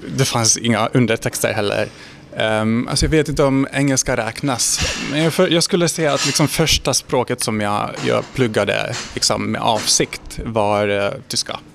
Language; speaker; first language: Swedish; non-native, fluent; Hungarian